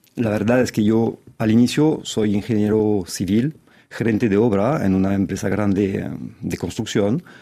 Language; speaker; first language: Spanish; non-native, fluent; French